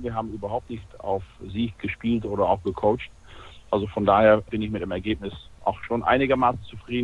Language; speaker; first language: German; native; German